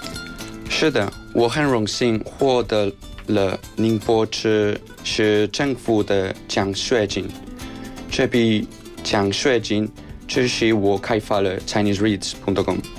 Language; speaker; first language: Chinese; non-native, fluent; Spanish